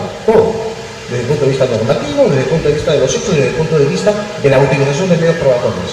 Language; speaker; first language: Spanish; native; Spanish